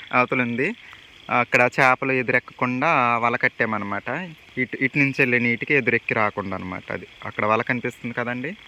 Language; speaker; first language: Telugu; native; Telugu